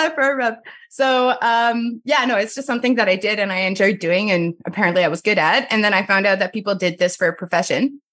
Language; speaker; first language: English; non-native, fluent; French